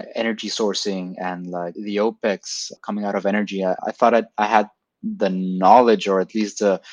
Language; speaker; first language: English; non-native, fluent; Spanish